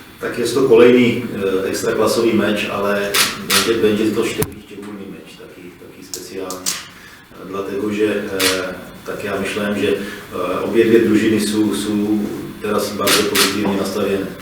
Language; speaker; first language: Polish; non-native, learner; Czech